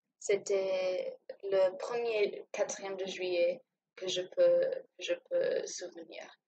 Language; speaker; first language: French; non-native, learner; English